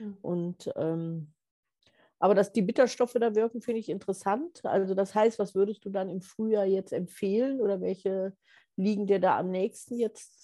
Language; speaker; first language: German; native; German